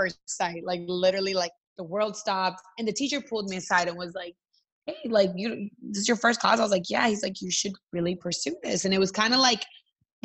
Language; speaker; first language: English; early bilingual, other home language; Spanish